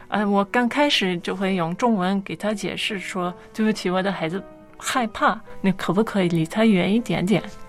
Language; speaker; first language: Chinese; non-native, fluent; English